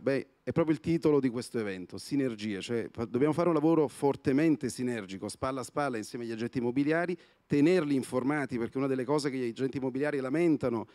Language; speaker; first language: Italian; native; Italian